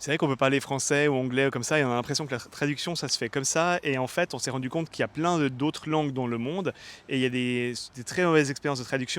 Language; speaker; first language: French; native; French